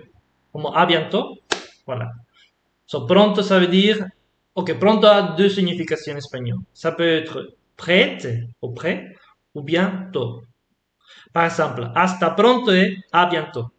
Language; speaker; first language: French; non-native, fluent; Spanish